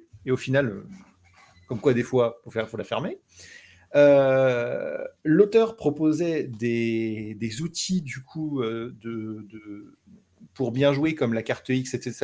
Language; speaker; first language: French; native; French